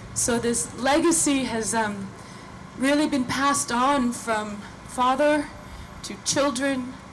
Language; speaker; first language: English; native; English